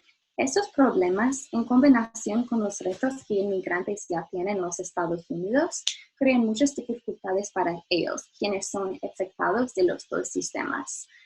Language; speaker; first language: Spanish; non-native, learner; English